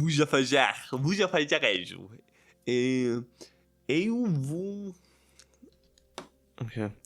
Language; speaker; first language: Portuguese; non-native, learner; German